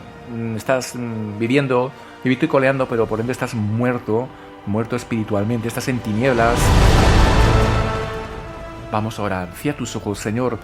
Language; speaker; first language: Spanish; native; Spanish